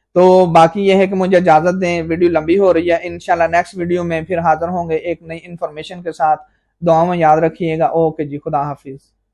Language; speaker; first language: Urdu; non-native, local second language; Punjabi